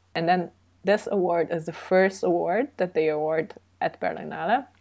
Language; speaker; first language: English; early bilingual, other home language; Hungarian